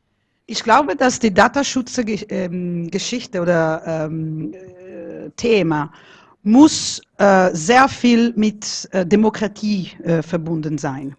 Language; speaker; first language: German; non-native, fluent; Italian